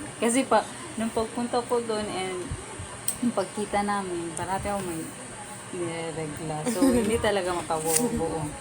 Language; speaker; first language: Filipino; native; Filipino